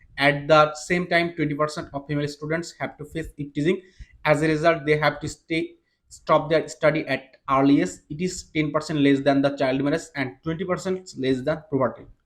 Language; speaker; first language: English; non-native, local second language; Bangla